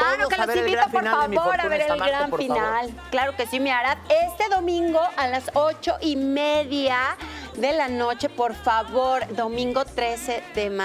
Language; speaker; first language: Spanish; native; Spanish